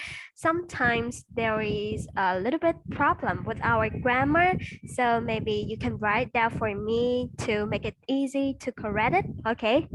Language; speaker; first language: English; non-native, fluent; Vietnamese